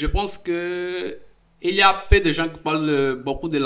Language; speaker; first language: French; non-native, fluent; Portuguese